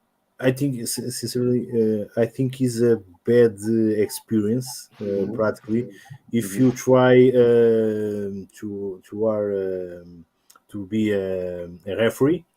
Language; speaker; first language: English; non-native, learner; Portuguese